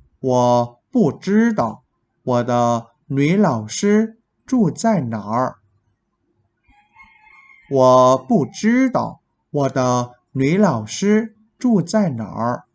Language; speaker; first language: Chinese; non-native, fluent; Vietnamese